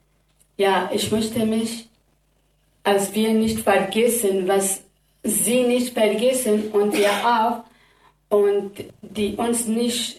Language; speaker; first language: German; non-native, learner; Kurdish